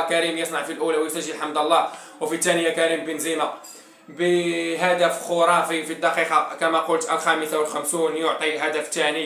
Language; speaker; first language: Arabic; native; Arabic